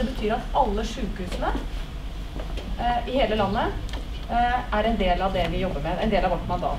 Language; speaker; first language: Norwegian; native; Norwegian